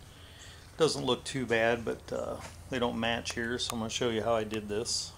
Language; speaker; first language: English; native; English